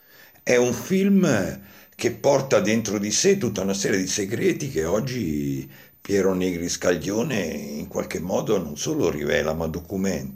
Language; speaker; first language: Italian; native; Italian